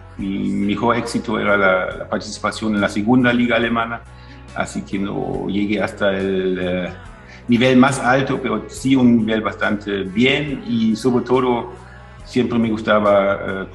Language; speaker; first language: Spanish; non-native, fluent; German